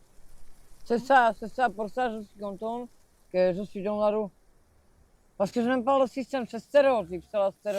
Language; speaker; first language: French; non-native, learner; Slovak